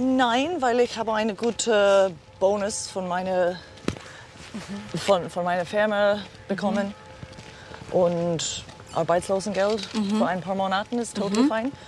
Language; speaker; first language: German; non-native, learner; English